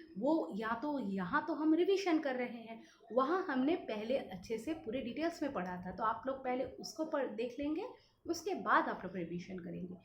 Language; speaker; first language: Hindi; non-native, local second language; Bangla